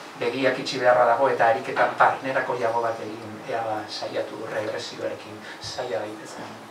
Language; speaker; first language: Basque; native; Basque